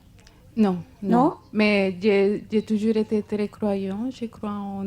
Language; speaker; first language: French; non-native, fluent; Spanish